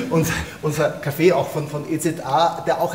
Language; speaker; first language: German; native; German